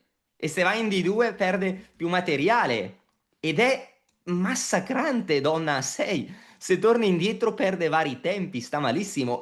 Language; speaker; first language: Italian; native; Italian